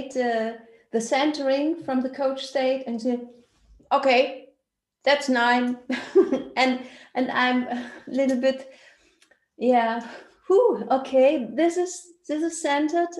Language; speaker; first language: English; non-native, learner; German